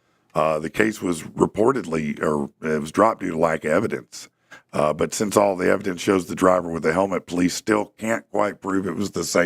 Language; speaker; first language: English; native; English